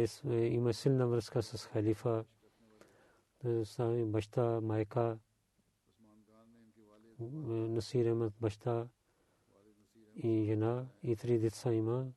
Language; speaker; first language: Bulgarian; non-native, learner; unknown